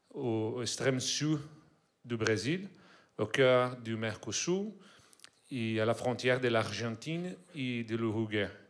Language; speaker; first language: French; non-native, learner; Portuguese